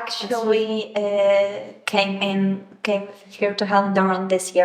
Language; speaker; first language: English; non-native, fluent; Polish